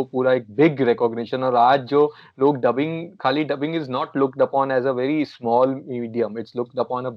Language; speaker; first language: Hindi; native; Hindi